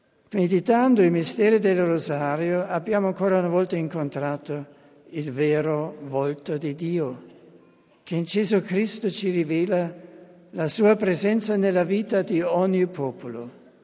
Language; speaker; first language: Italian; non-native, fluent; German